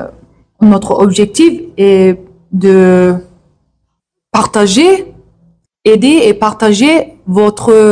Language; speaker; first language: French; non-native, learner; English